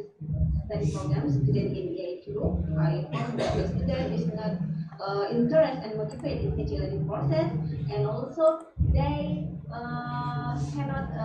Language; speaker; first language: English; non-native, learner; Indonesian